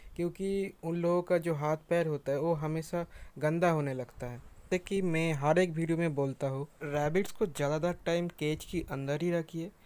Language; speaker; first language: Hindi; native; Hindi